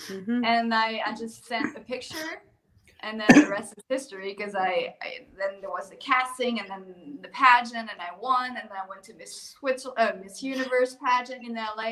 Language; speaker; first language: English; non-native, fluent; French